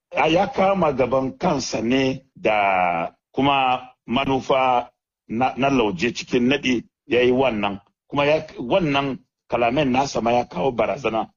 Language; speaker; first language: Hausa; non-native, local second language; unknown